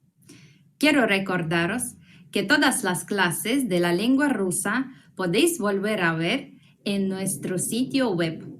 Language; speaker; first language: Spanish; non-native, fluent; Russian